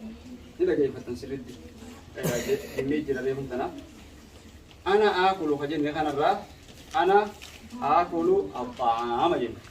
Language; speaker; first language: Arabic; non-native, fluent; Oromo